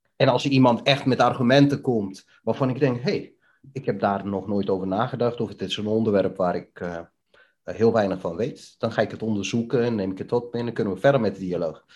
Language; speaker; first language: Dutch; early bilingual, other home language; Bosnian